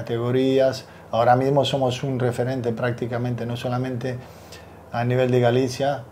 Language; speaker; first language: Spanish; non-native, fluent; Serbian